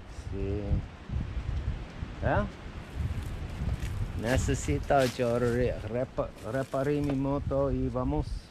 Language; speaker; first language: Spanish; non-native, learner; English